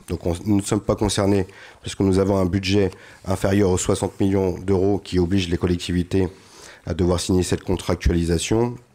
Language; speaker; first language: French; native; French